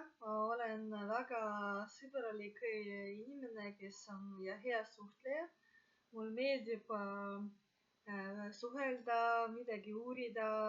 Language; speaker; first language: Estonian; non-native, local second language; Russian